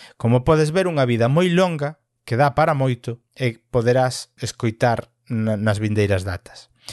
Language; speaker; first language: Galician; native; Galician